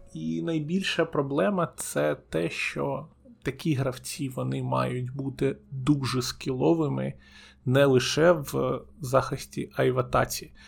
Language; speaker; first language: Ukrainian; non-native, local second language; Russian